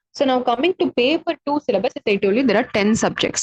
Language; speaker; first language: English; non-native, local second language; Tamil